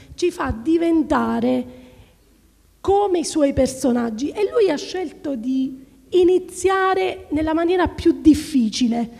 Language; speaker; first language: Italian; native; Italian